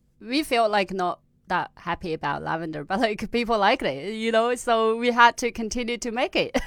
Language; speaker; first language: English; non-native, fluent; Tibetan